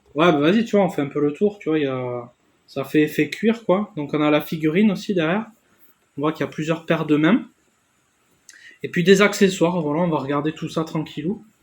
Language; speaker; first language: French; native; French